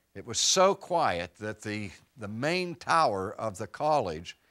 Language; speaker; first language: English; native; English